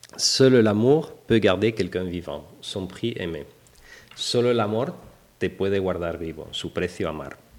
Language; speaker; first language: Spanish; early bilingual, heritage; French